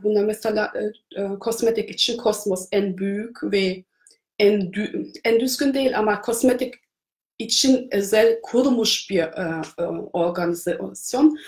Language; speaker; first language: Turkish; non-native, fluent; German